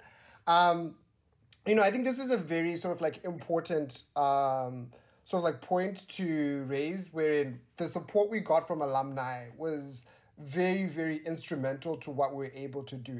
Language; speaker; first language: English; non-native, local second language; Shona